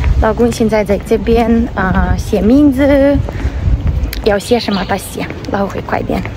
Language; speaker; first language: Chinese; non-native, learner; Ukrainian